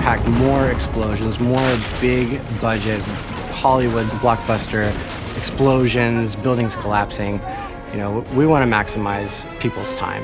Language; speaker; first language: English; native; English